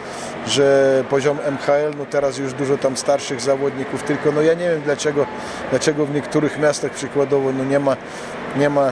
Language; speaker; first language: Polish; non-native, fluent; Russian